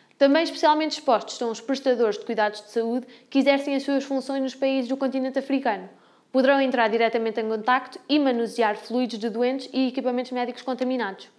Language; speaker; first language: Portuguese; native; Portuguese